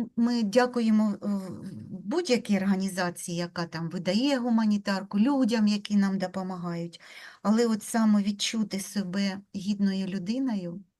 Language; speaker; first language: Ukrainian; non-native, local second language; Russian